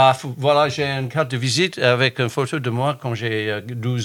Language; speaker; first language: French; non-native, fluent; English